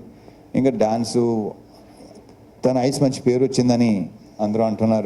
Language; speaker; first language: Telugu; native; Telugu